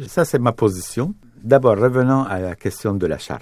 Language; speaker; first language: French; non-native, fluent; Arabic